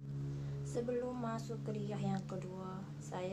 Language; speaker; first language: Indonesian; non-native, learner; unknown